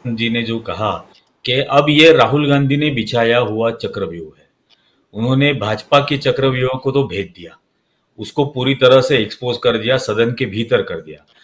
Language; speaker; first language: Hindi; non-native, local second language; Marathi